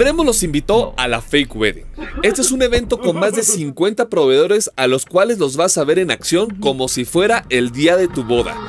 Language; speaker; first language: Spanish; native; Spanish